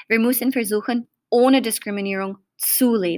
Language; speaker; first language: German; non-native, fluent; English